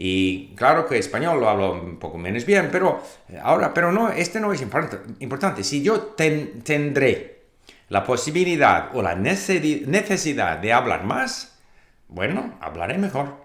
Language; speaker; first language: Spanish; non-native, fluent; English